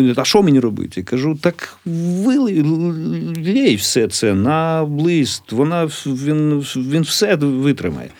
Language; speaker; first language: Ukrainian; native; Ukrainian